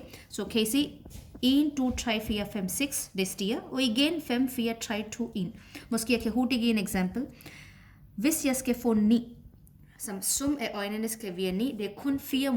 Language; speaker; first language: Danish; non-native, fluent; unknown